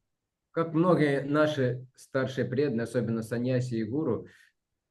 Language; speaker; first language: Russian; native; Russian